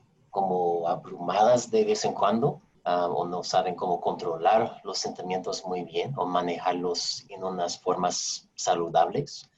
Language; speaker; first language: Spanish; non-native, fluent; English